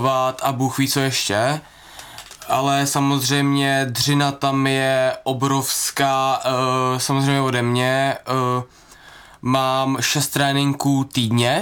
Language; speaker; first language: Czech; native; Czech